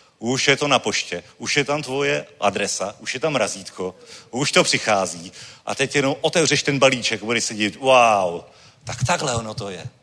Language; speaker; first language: Czech; native; Czech